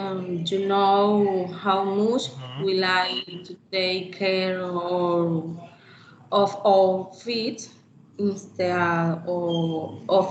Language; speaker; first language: English; non-native, learner; Spanish